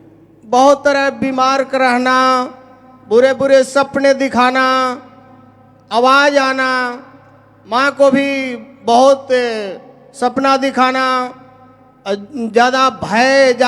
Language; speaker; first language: Hindi; non-native, local second language; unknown